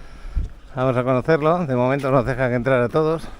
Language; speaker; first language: Spanish; native; Spanish